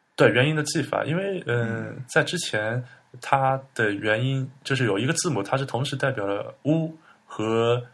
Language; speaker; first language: Chinese; native; Chinese